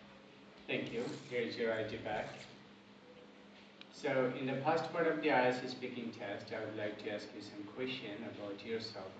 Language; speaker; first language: English; non-native, local second language; Bangla